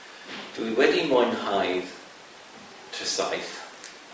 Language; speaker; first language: Welsh; non-native, learner; English